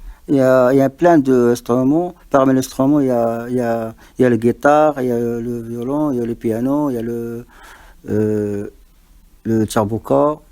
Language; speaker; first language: French; non-native, learner; Arabic